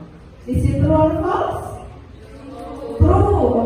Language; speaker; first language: English; non-native, learner; Indonesian